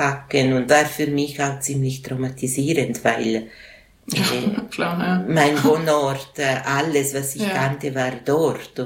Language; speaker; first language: German; non-native, local second language; Italian